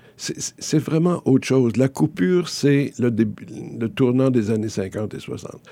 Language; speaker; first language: French; native; French